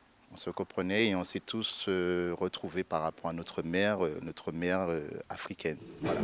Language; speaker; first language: French; native; French